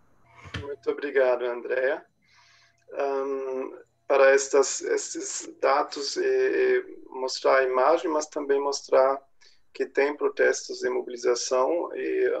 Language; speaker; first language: Portuguese; non-native, fluent; German